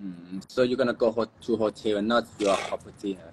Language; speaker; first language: English; non-native, learner; Thai